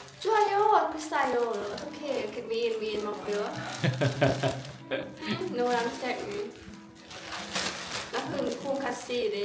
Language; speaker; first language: Korean; non-native, learner; Lao